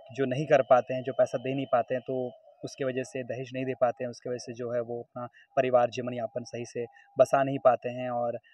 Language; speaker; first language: Hindi; native; Hindi